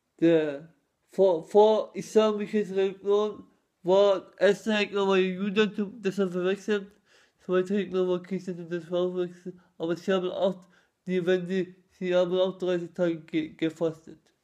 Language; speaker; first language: German; non-native, learner; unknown